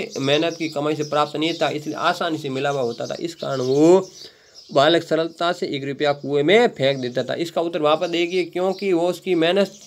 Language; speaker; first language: Hindi; native; Hindi